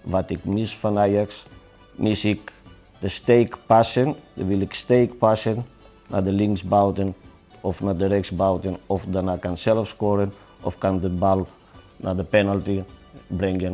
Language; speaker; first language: Dutch; non-native, learner; Greek